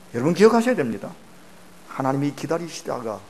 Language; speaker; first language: Korean; native; Korean